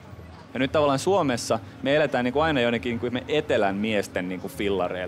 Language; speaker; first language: Finnish; native; Finnish